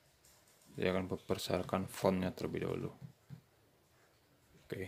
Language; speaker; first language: Indonesian; native; Indonesian